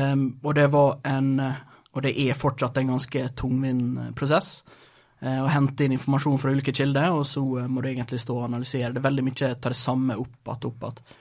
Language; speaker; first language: Norwegian; early bilingual, other home language; Swedish